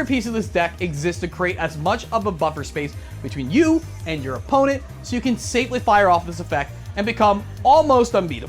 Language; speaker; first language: English; native; English